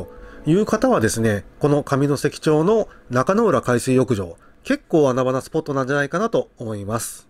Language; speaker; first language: Japanese; native; Japanese